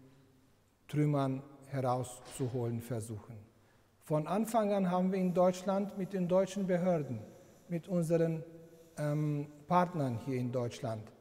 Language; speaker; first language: German; non-native, fluent; Turkish